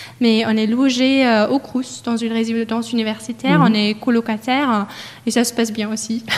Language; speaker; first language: French; non-native, fluent; German